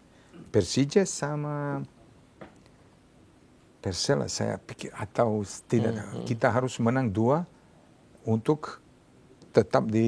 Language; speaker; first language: Indonesian; non-native, fluent; Serbian